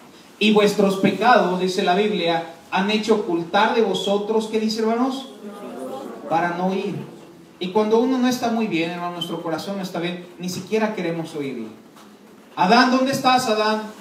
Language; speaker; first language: Spanish; native; Spanish